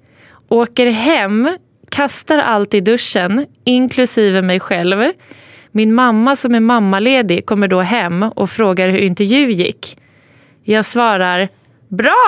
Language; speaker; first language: Swedish; native; Swedish